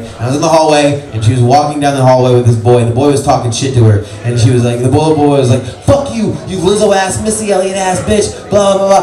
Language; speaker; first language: English; native; English